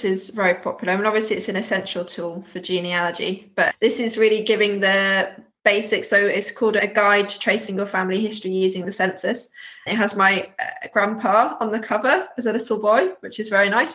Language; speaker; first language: English; native; English